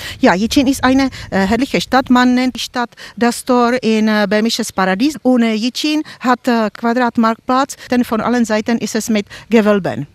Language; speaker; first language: German; non-native, fluent; Czech